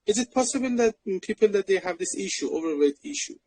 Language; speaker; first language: English; non-native, fluent; Persian